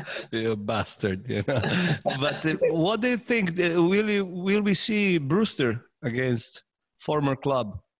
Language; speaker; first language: English; non-native, fluent; Serbian